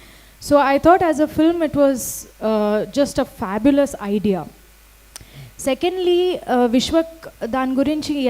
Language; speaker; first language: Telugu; non-native, fluent; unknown